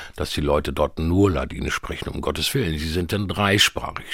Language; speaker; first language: German; native; German